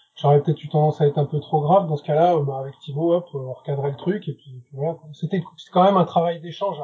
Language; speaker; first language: French; native; French